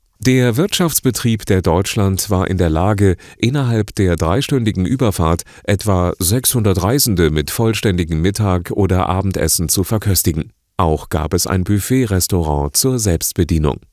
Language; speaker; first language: German; native; German